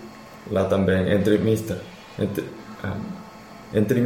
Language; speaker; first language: Portuguese; non-native, learner; Korean